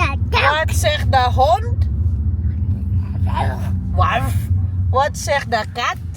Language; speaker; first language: Dutch; non-native, learner; Filipino